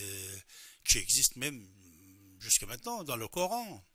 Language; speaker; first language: French; non-native, fluent; Persian